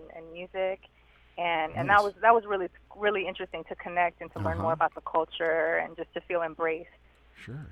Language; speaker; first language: English; native; English